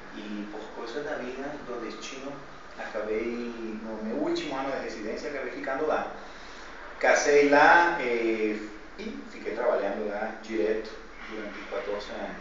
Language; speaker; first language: Portuguese; non-native, fluent; Spanish